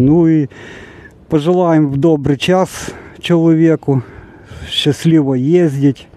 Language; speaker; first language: Ukrainian; non-native, local second language; Russian